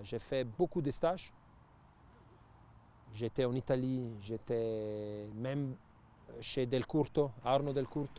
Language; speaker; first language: French; non-native, local second language; Italian